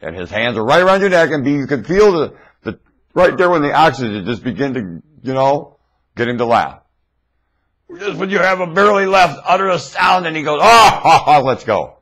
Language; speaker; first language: English; native; English